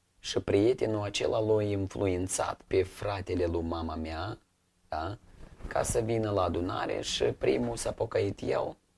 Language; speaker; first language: Romanian; non-native, local second language; Russian